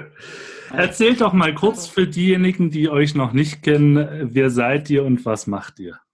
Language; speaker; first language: German; native; German